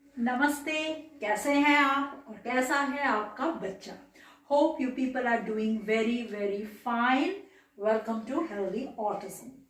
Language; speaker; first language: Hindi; non-native, local second language; Bangla